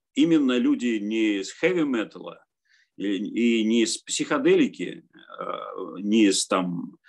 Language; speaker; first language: Russian; native; Russian